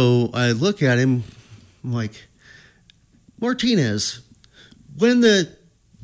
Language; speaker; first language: English; native; English